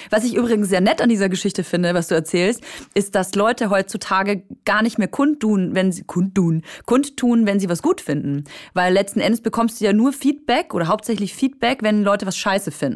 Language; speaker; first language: German; native; German